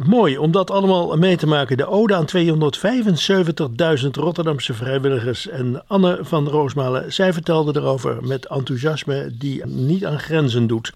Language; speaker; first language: Dutch; native; Dutch